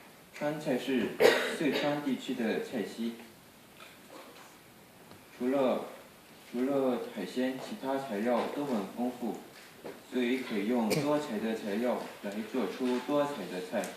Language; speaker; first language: Chinese; non-native, fluent; Korean